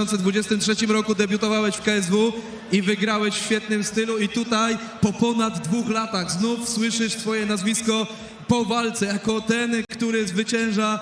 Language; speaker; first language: Polish; native; Polish